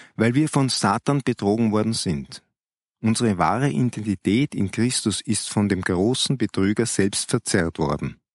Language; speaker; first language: German; native; German